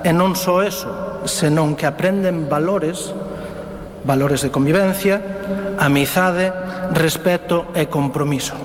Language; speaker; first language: Galician; native; Galician